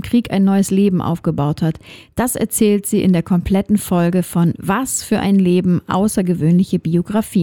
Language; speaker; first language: German; native; German